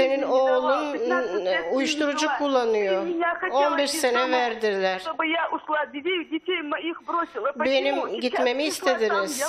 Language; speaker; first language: Turkish; non-native, fluent; Russian